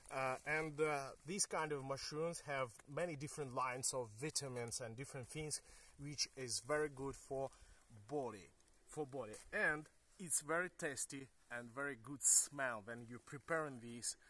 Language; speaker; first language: English; non-native, learner; Ukrainian